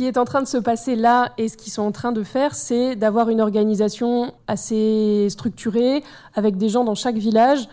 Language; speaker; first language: French; native; French